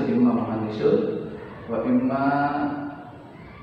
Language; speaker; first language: Arabic; non-native, learner; Indonesian